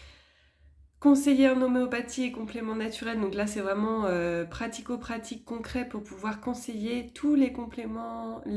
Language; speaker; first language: French; native; French